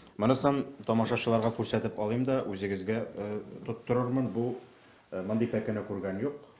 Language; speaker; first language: Tatar; native; Tatar